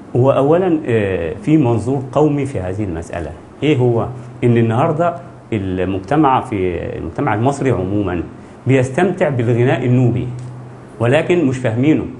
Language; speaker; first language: Egyptian Arabic; non-native, local second language; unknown